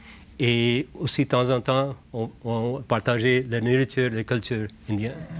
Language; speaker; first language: French; non-native, fluent; Punjabi